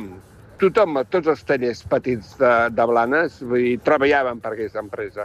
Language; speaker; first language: Catalan; native; Catalan